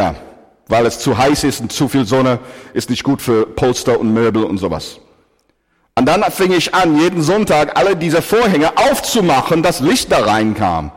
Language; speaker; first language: German; non-native, fluent; English